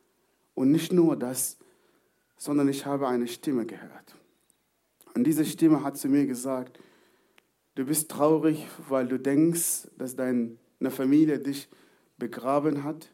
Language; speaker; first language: German; non-native, fluent; Arabic